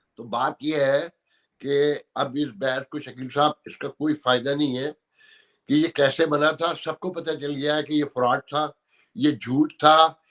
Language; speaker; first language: Urdu; native; Urdu